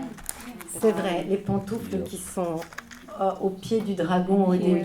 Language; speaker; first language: French; native; French